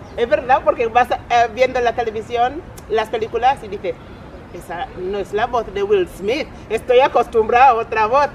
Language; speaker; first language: Spanish; non-native, fluent; English